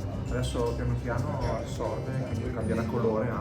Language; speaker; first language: Italian; native; Italian